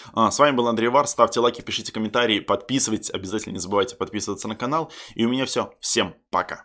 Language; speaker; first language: Russian; native; Russian